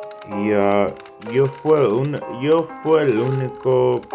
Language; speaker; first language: Spanish; non-native, learner; English